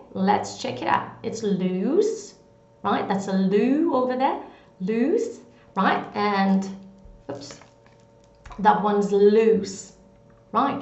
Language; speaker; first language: English; non-native, fluent; Greek